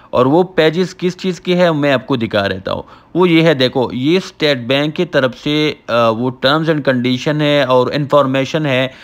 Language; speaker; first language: Urdu; native; Urdu